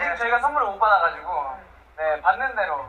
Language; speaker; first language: Korean; native; Korean